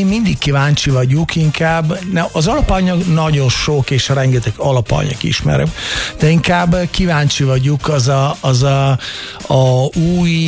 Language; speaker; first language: Hungarian; non-native, learner; Italian